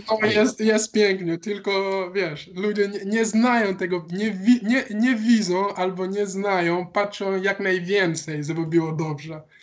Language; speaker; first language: Polish; non-native, learner; Wolof